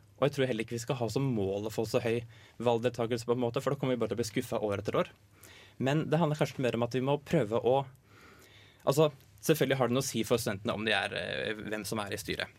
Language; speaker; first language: Norwegian; native; Norwegian